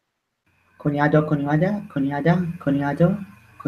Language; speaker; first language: Spanish; non-native, learner; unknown